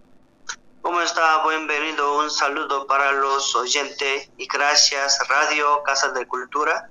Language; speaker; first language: Spanish; non-native, learner; Korean